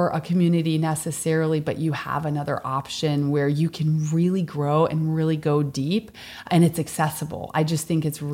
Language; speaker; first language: English; native; English